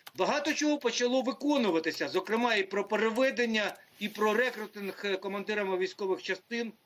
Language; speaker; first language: Ukrainian; native; Ukrainian